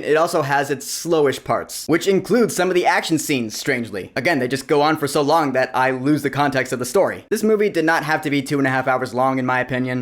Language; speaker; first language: English; native; English